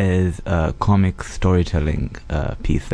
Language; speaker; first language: English; non-native, local second language; Swahili